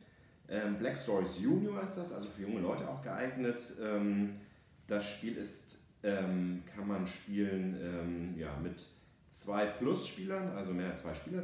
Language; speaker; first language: German; native; German